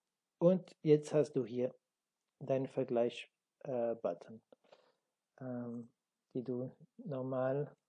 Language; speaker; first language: German; non-native, learner; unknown